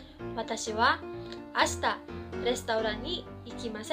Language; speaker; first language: Japanese; non-native, fluent; Cebuano